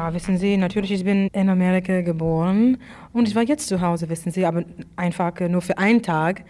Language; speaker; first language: German; non-native, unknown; English